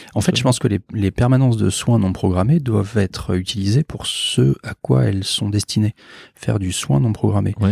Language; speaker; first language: French; native; French